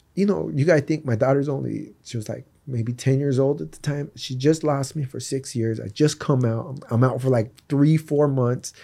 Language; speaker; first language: English; native; English